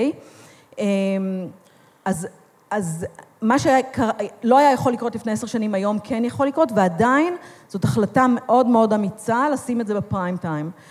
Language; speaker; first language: Hebrew; native; Hebrew